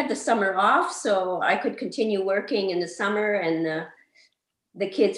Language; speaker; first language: English; non-native, fluent; French